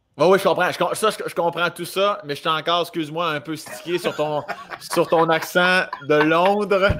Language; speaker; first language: French; native; French